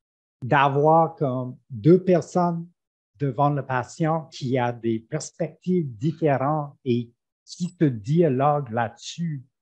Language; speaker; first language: French; non-native, fluent; English